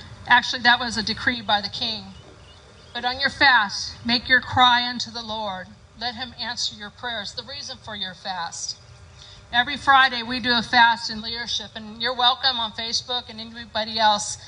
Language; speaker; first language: English; native; English